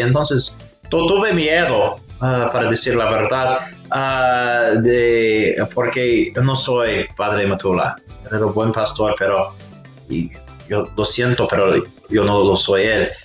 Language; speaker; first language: Spanish; non-native, fluent; English